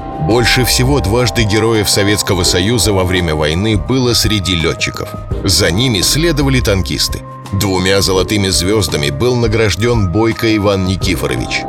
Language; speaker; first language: Russian; native; Russian